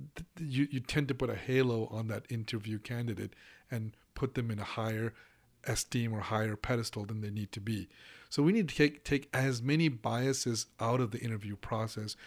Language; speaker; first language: English; non-native, local second language; Malayalam